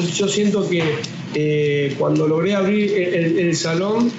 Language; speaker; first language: Spanish; native; Spanish